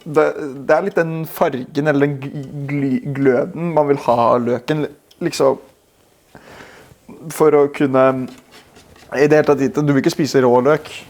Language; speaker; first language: Norwegian; native; Norwegian